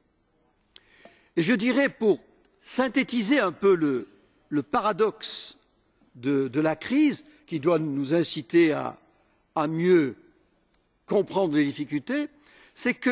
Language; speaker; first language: French; native; French